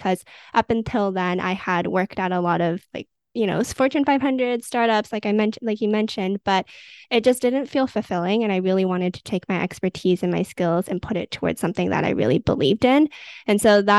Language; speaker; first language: English; native; English